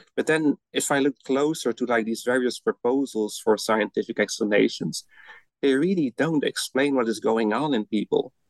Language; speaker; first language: English; non-native, fluent; Dutch